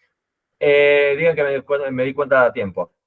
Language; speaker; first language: Spanish; native; Spanish